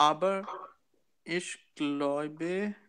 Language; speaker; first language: German; non-native, learner; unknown